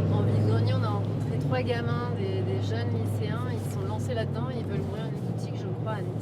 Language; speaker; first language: French; native; French